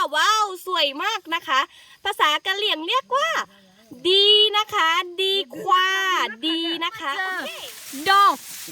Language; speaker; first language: Thai; non-native, local second language; S'gaw Karen